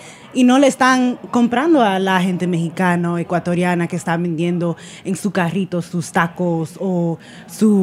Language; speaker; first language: Spanish; early bilingual, heritage; Spanish